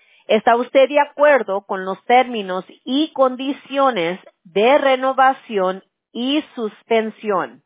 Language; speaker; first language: Spanish; early bilingual, heritage; English